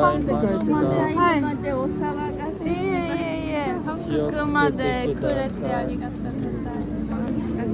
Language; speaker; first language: Japanese; non-native, learner; Korean